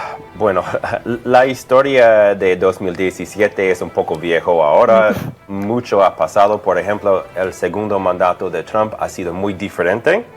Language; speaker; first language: Spanish; non-native, fluent; English